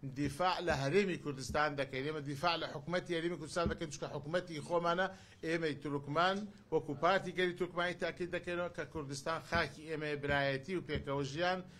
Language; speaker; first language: Central Kurdish; non-native, local second language; Azerbaijani